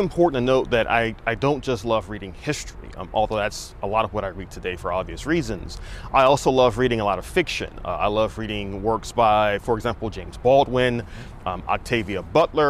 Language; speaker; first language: English; native; English